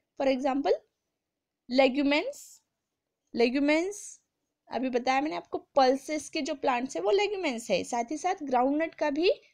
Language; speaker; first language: Hindi; non-native, local second language; Marathi